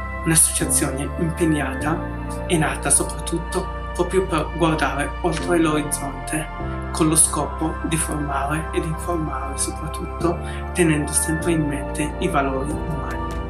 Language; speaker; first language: Italian; non-native, fluent; Arabic